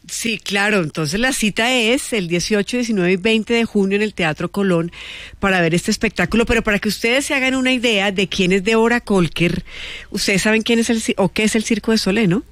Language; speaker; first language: Spanish; native; Spanish